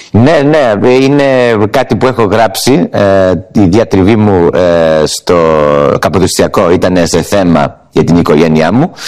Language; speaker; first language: Greek; early bilingual, heritage; English